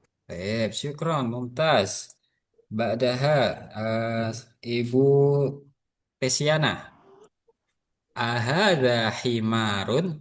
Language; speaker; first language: Arabic; non-native, fluent; Indonesian